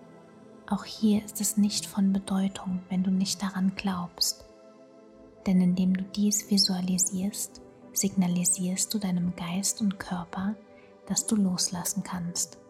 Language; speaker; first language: German; native; German